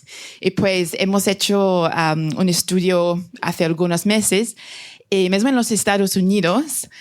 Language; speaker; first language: Spanish; non-native, fluent; French